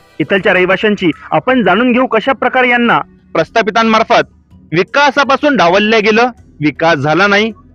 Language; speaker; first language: Marathi; native; Marathi